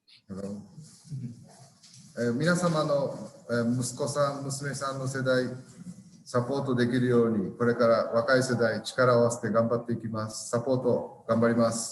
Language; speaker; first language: Japanese; native; Japanese